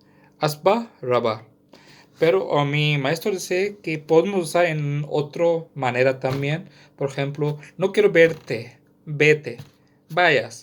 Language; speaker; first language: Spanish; non-native, learner; Sindhi